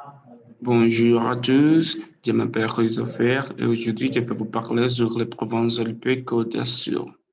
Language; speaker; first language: French; non-native, learner; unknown